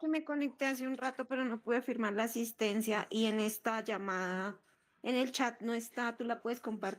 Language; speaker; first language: Spanish; native; Spanish